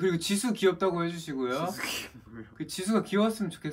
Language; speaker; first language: Korean; native; Korean